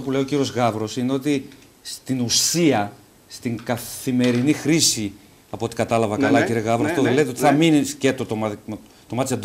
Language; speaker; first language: Greek; native; Greek